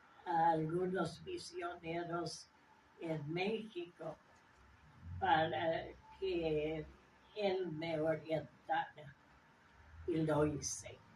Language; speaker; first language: Spanish; non-native, fluent; English